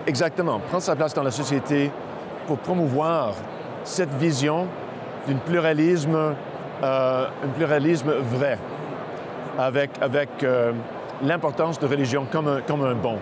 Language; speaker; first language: French; non-native, local second language; English